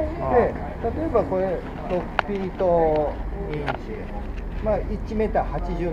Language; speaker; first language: Japanese; native; Japanese